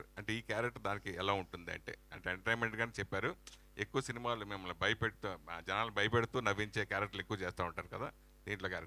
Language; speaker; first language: Telugu; native; Telugu